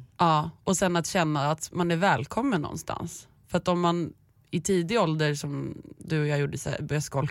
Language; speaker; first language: Swedish; native; Swedish